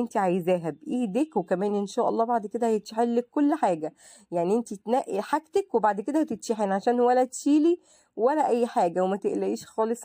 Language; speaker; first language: Arabic; native; Arabic